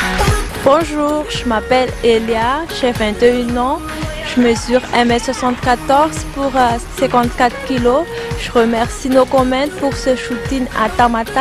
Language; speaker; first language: French; non-native, local second language; Malagasy